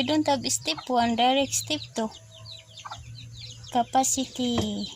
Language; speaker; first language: English; non-native, learner; Cebuano